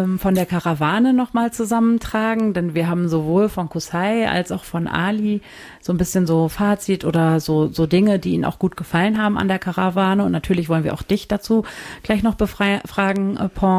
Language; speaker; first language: German; native; German